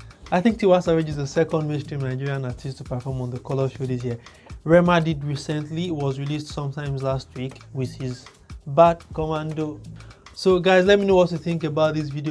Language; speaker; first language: English; non-native, local second language; Yoruba